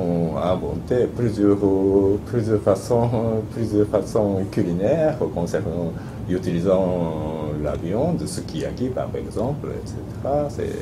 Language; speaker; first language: French; non-native, fluent; Japanese